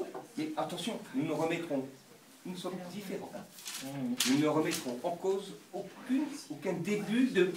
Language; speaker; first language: French; native; French